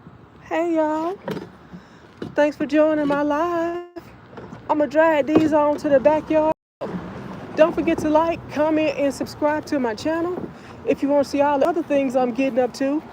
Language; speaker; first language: English; native; English